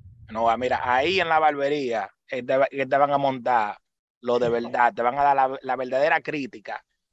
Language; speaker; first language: Spanish; early bilingual, heritage; Spanish